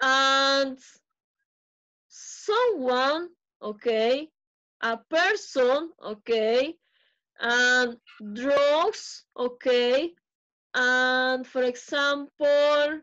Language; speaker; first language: English; non-native, fluent; Spanish